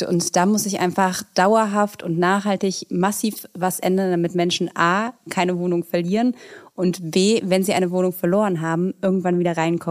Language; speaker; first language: German; native; German